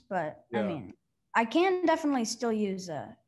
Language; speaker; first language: English; native; English